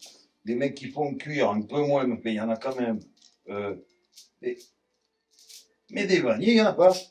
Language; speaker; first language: French; native; French